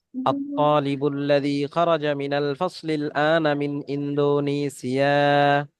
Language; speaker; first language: Arabic; non-native, fluent; Bangla